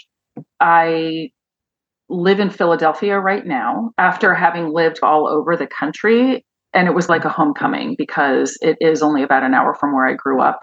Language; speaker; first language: English; native; English